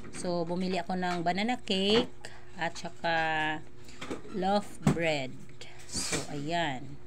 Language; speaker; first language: Filipino; non-native, local second language; Cebuano